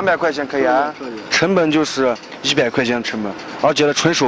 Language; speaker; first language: Chinese; native; Chinese